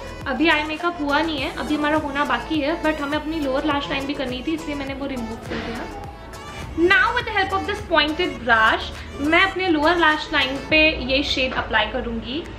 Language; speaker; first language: Hindi; native; Hindi